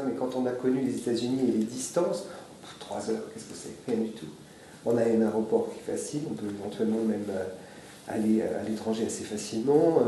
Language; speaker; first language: French; native; French